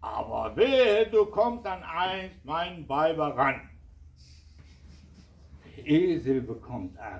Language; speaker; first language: German; non-native, fluent; Kurdish